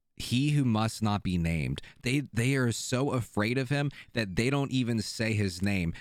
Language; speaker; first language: English; native; English